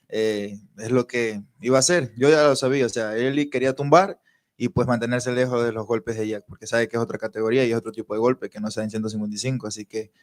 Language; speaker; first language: Spanish; native; Spanish